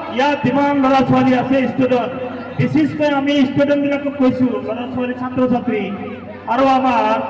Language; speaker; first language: Assamese; non-native, local second language; Bangla